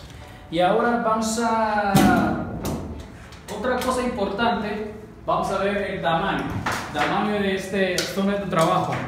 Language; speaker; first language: Spanish; non-native, learner; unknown